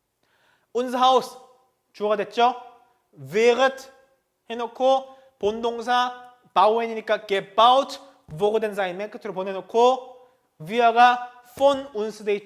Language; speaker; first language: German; non-native, fluent; Korean